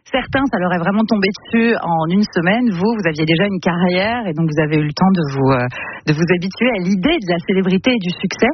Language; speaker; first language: French; native; French